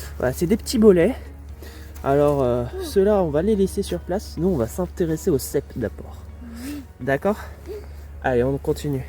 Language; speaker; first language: French; native; French